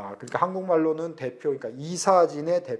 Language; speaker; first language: Korean; native; Korean